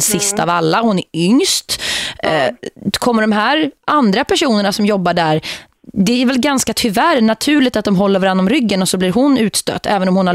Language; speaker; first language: Swedish; native; Swedish